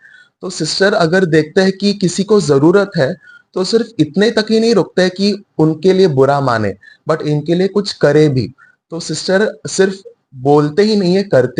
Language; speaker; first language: Hindi; native; Hindi